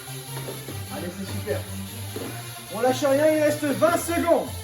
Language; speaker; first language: French; native; French